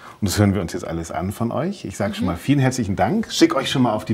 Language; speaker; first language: German; native; German